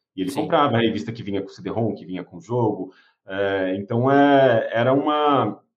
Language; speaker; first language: Portuguese; native; Portuguese